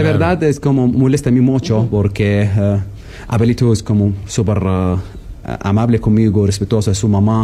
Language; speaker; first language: Spanish; non-native, learner; Arabic